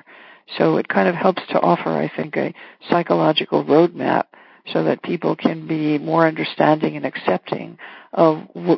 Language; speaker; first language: English; native; English